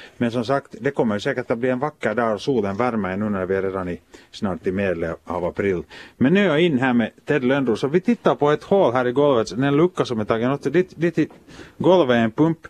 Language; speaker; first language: Swedish; native; Swedish